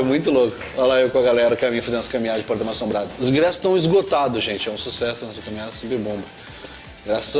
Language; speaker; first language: Portuguese; native; Portuguese